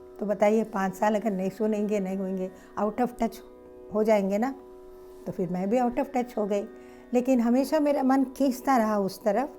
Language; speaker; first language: Hindi; non-native, local second language; Telugu